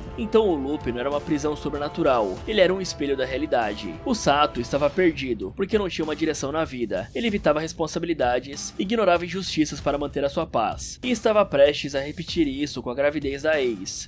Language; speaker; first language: Portuguese; native; Portuguese